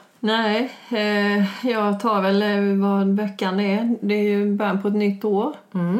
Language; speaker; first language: Swedish; native; Swedish